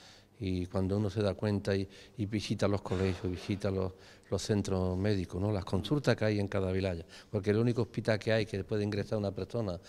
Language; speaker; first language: Spanish; native; Spanish